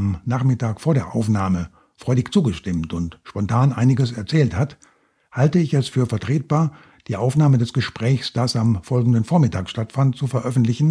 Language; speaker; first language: German; native; German